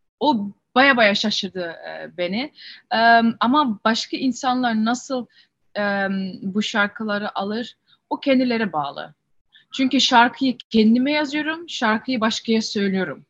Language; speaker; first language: Turkish; early bilingual, heritage; Turkish